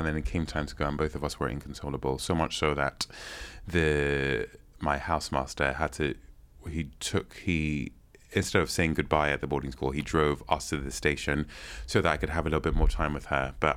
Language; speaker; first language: English; non-native, local second language; Yoruba